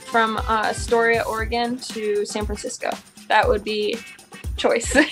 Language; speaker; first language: English; native; English